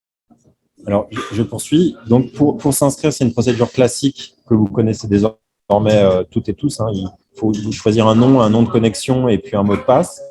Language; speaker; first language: French; native; French